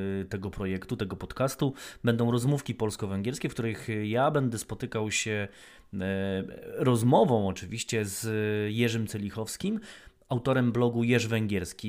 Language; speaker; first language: Polish; native; Polish